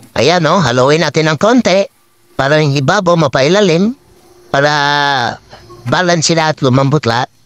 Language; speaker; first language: Filipino; non-native, local second language; Cebuano